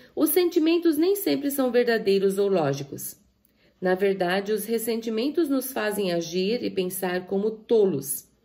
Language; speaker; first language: Portuguese; native; Portuguese